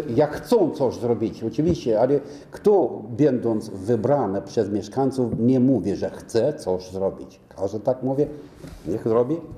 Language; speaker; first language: Polish; non-native, fluent; Romanian